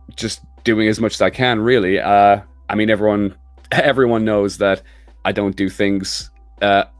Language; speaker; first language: English; native; English